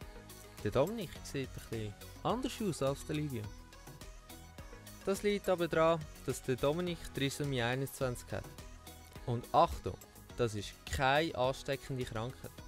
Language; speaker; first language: German; native; German